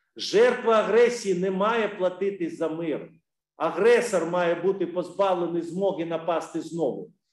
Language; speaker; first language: Ukrainian; native; Ukrainian